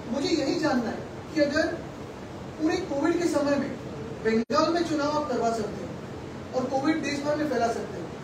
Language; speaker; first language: Hindi; non-native, local second language; Marathi